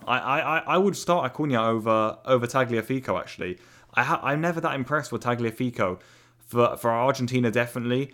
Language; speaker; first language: English; native; English